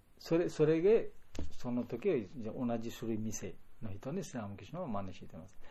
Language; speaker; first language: Japanese; non-native, learner; Bangla